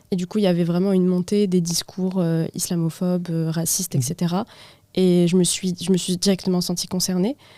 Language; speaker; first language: French; non-native, local second language; Arabic